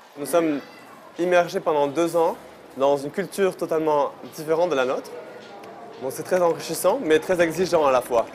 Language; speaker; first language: French; native; French